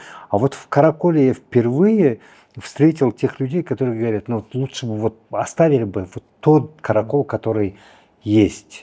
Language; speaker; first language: Russian; non-native, local second language; Kyrgyz